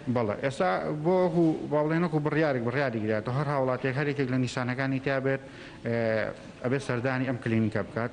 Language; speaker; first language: Central Kurdish; native; Central Kurdish